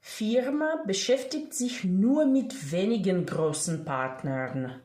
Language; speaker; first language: German; non-native, fluent; Ukrainian